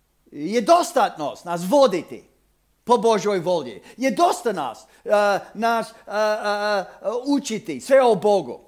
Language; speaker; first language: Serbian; non-native, fluent; English